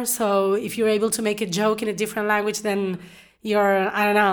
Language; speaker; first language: English; non-native, fluent; Spanish